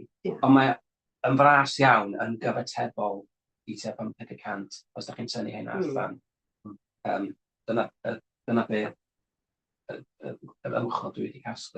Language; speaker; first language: Welsh; native; Welsh